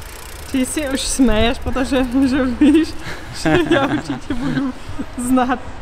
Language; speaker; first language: Czech; non-native, learner; English